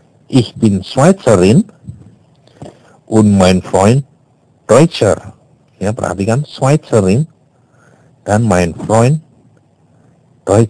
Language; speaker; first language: German; non-native, fluent; Indonesian